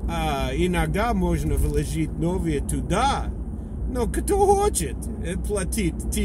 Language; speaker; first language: Russian; non-native, learner; English